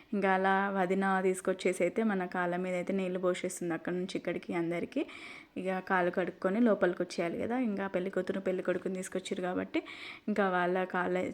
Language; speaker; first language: Telugu; non-native, local second language; Lambadi